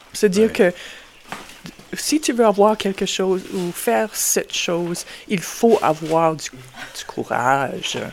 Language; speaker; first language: French; non-native, local second language; English